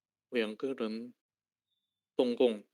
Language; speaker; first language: Chinese; non-native, learner; Indonesian